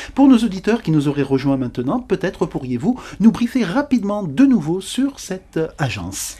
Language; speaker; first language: French; non-native, local second language; Arabic